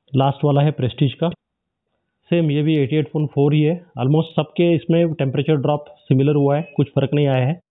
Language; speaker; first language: Hindi; non-native, local second language; Marathi